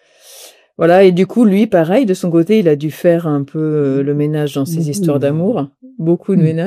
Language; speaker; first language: French; native; French